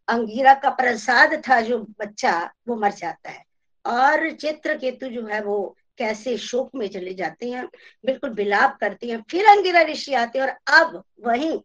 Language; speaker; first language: Hindi; native; Hindi